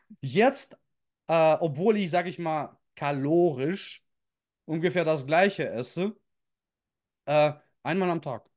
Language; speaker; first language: German; early bilingual, other home language; Russian